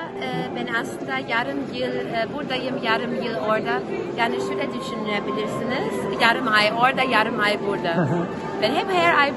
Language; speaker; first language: Turkish; early bilingual, heritage; German